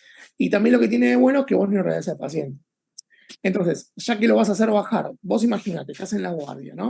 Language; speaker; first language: Spanish; native; Spanish